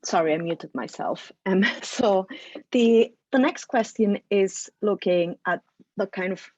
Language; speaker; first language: English; non-native, fluent; Catalan